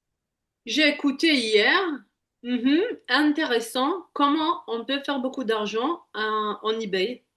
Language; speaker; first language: French; non-native, fluent; Hebrew